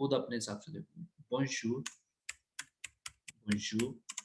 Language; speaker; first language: French; non-native, learner; Hindi